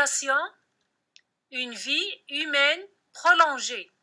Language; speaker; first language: French; non-native, local second language; Arabic